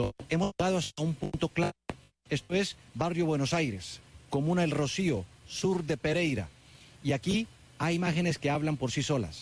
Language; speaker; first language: Spanish; native; Spanish